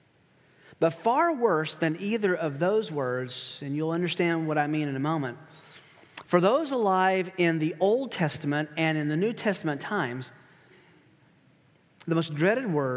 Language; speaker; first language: English; native; English